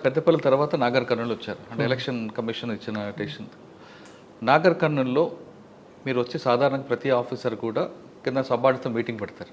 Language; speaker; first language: Telugu; native; Telugu